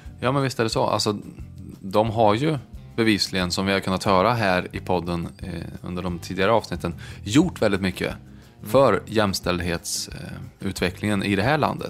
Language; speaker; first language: Swedish; native; Swedish